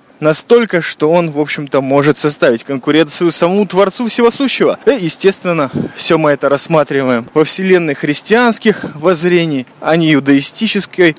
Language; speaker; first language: Russian; native; Russian